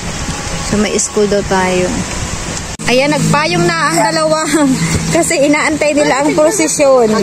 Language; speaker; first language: Filipino; native; Filipino